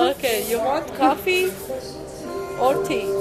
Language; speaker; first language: English; non-native, learner; Persian